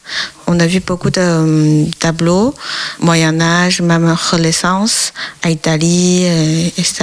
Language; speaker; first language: French; non-native, learner; Chinese